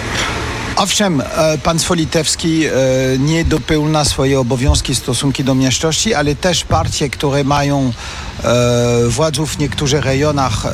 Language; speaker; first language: Polish; non-native, fluent; French